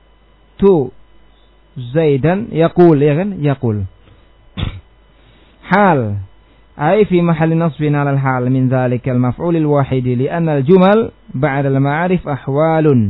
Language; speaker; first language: Arabic; non-native, fluent; Indonesian